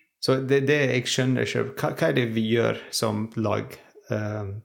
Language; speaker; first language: Norwegian; non-native, fluent; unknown